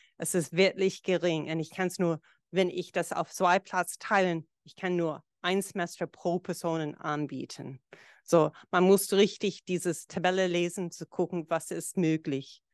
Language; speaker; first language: German; non-native, fluent; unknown